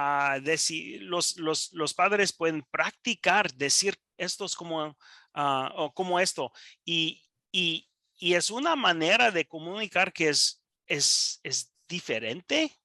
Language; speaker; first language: Spanish; non-native, learner; English